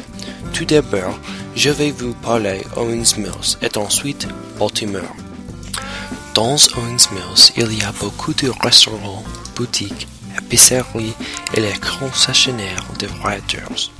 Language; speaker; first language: French; non-native, learner; English